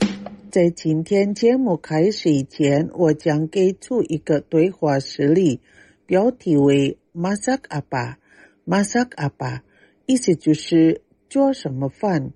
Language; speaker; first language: Chinese; non-native, fluent; Indonesian